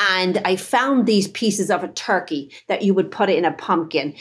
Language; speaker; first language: English; native; English